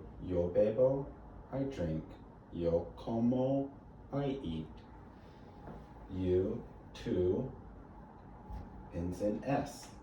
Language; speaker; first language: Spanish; non-native, learner; English